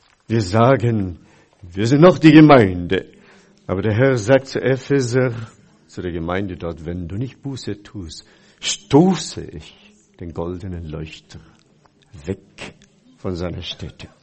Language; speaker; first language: German; non-native, fluent; Chinese